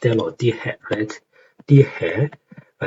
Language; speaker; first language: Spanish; non-native, learner; Chinese